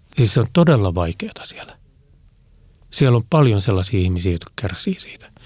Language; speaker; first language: Finnish; native; Finnish